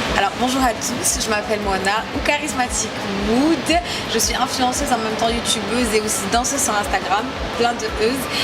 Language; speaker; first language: French; non-native, local second language; Ngazidja Comorian